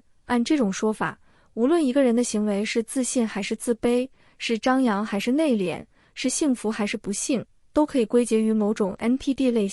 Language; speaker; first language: Chinese; native; Chinese